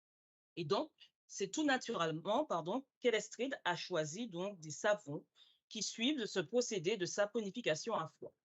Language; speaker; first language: French; native; French